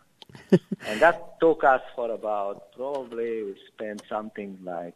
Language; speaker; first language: English; non-native, fluent; Romanian